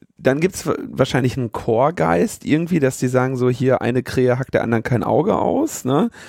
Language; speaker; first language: German; native; German